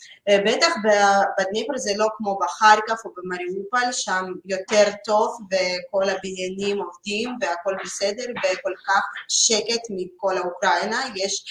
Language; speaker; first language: Hebrew; non-native, learner; Russian